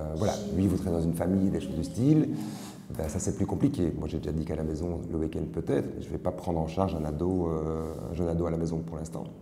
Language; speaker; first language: French; native; French